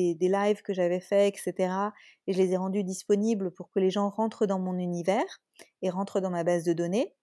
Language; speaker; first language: French; native; French